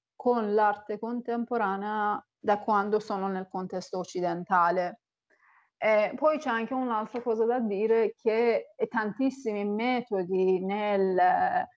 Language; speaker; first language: Italian; non-native, fluent; Persian